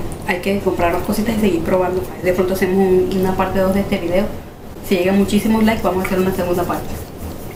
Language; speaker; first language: Spanish; native; Spanish